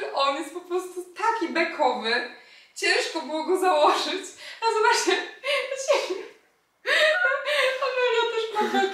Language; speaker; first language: Polish; native; Polish